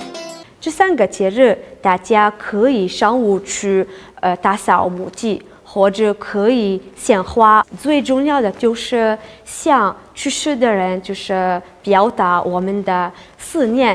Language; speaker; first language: Chinese; non-native, fluent; Arabic